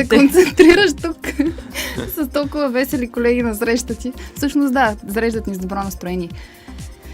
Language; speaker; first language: Bulgarian; native; Bulgarian